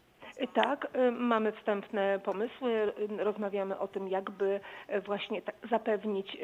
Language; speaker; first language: Polish; native; Polish